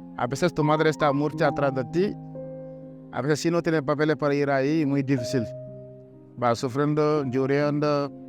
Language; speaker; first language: Spanish; non-native, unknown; Wolof